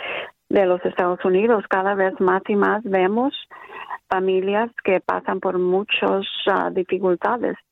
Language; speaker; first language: Spanish; early bilingual, other home language; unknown